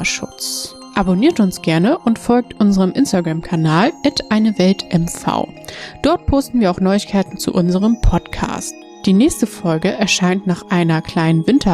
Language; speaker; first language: German; native; German